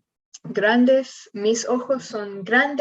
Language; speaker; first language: Spanish; non-native, learner; English